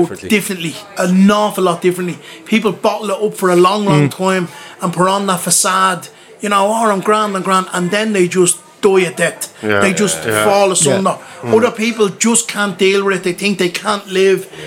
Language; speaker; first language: English; native; English